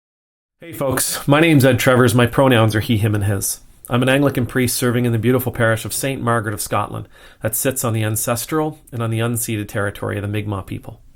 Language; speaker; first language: English; native; English